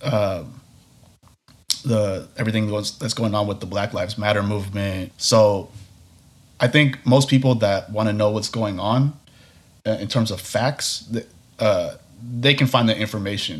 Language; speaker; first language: English; native; English